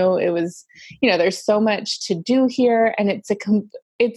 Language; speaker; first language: English; native; English